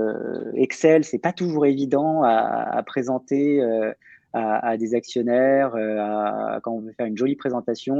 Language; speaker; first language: French; native; French